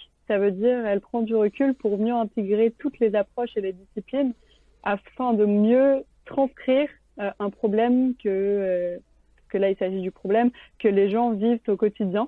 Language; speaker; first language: French; native; French